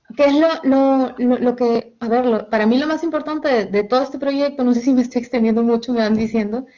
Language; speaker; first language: Spanish; native; Spanish